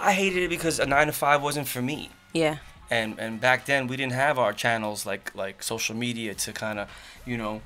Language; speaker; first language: English; native; English